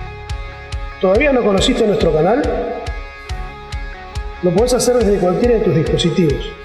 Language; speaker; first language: Spanish; native; Spanish